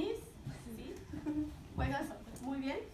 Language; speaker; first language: Spanish; non-native, fluent; English